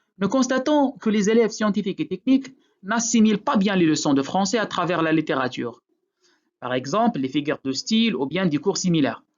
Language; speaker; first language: French; non-native, local second language; Arabic